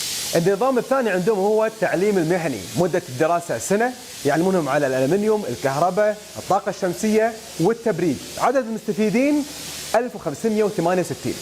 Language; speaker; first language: Arabic; native; Arabic